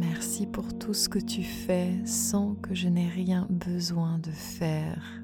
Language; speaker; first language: French; native; French